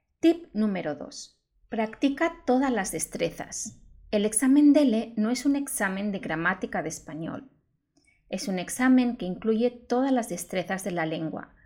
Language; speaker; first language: Spanish; native; Spanish